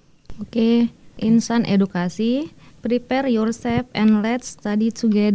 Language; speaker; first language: English; non-native, learner; Indonesian